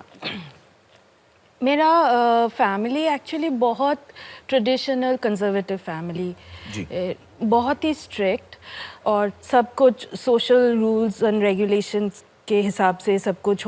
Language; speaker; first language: Hindi; non-native, local second language; Bangla